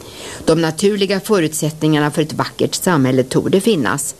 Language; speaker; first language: Swedish; native; Swedish